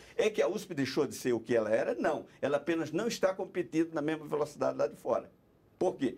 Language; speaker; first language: Portuguese; non-native, fluent; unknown